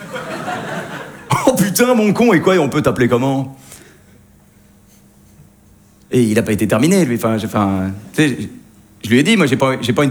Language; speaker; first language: French; native; French